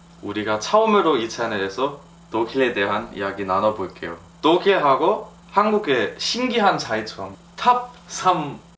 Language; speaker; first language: Korean; non-native, fluent; German